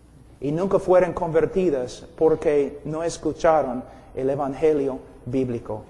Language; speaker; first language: Spanish; non-native, fluent; English